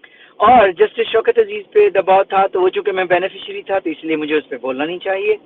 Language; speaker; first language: Urdu; native; Urdu